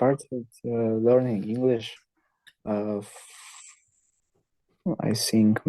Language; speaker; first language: English; non-native, learner; Ukrainian